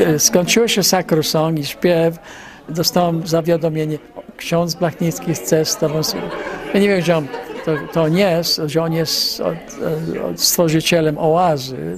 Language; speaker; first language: Polish; early bilingual, heritage; Polish